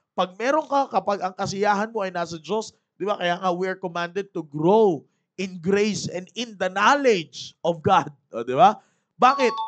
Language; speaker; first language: Filipino; native; Filipino